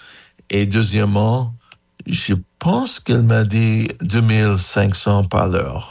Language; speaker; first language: French; non-native, learner; English